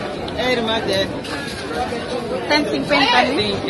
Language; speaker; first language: Portuguese; non-native, learner; Filipino